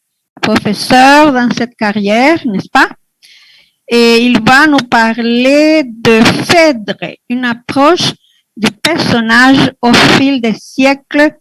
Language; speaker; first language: French; non-native, fluent; Spanish